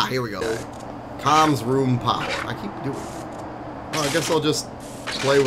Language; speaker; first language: English; native; English